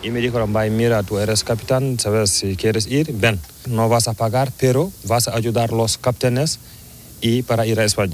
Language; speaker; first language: Spanish; non-native, learner; Fula